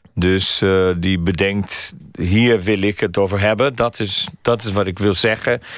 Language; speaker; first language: Dutch; non-native, fluent; Portuguese